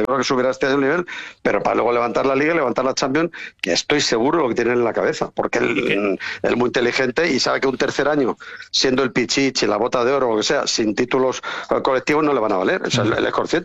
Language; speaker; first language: Spanish; native; Spanish